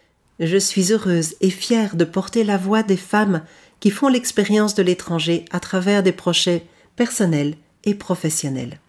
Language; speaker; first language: French; native; French